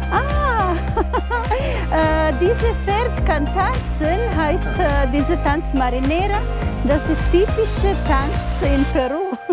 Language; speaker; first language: German; non-native, fluent; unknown